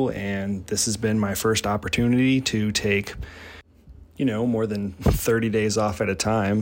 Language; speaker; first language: English; native; English